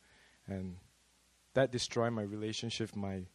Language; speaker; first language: English; non-native, local second language; Chinese